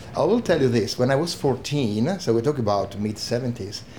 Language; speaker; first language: English; non-native, fluent; Italian